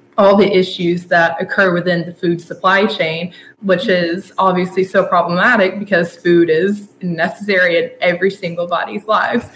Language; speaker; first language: English; native; English